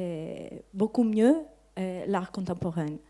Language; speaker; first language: French; non-native, fluent; Greek